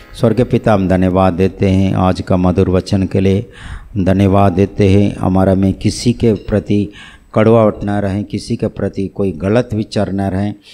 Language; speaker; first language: Hindi; non-native, local second language; Tamil